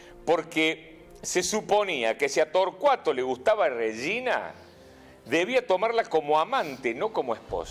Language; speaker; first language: Spanish; native; Spanish